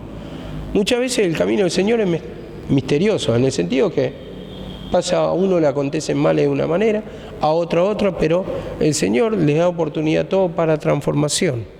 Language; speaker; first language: Spanish; native; Spanish